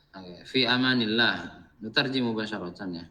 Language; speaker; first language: Arabic; non-native, fluent; Indonesian